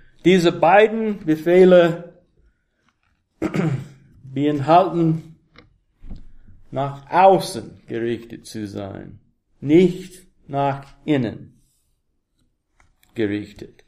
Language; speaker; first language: German; non-native, learner; English